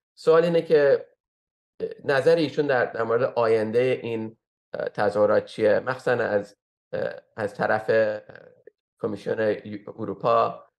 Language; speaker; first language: Persian; early bilingual, heritage; Persian